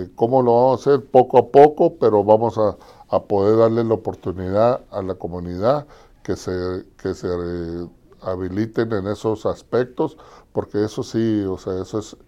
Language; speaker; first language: Spanish; native; Spanish